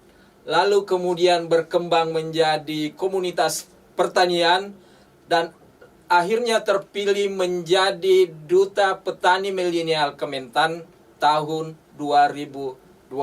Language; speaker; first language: Indonesian; native; Indonesian